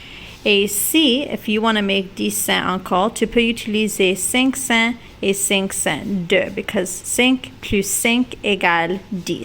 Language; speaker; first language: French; non-native, local second language; English